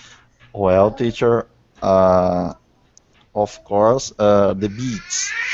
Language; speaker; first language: English; non-native, learner; Portuguese